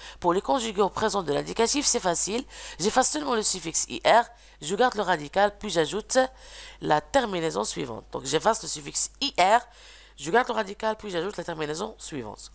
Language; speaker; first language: French; non-native, local second language; Arabic